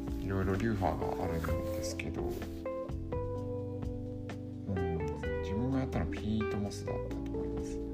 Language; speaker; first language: Japanese; native; Japanese